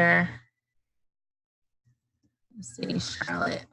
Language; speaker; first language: English; native; English